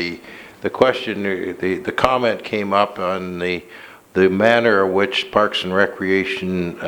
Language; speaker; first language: English; native; English